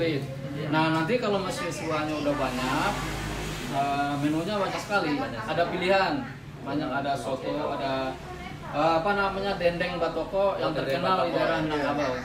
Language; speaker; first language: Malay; non-native, local second language; Minangkabau